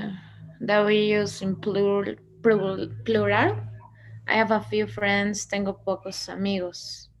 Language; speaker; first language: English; non-native, learner; Spanish